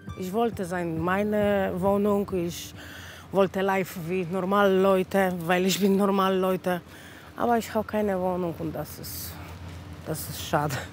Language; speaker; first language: German; non-native, learner; Polish